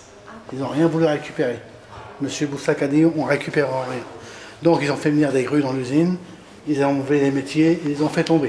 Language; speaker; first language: French; native; French